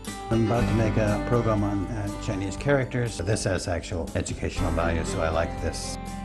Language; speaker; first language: English; native; English